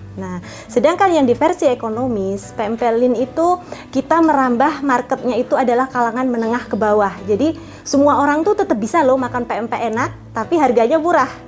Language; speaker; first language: Indonesian; native; Indonesian